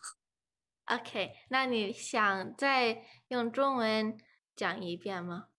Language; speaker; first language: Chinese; early bilingual, heritage; Chinese